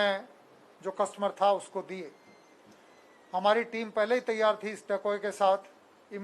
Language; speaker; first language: Hindi; non-native, local second language; Gujarati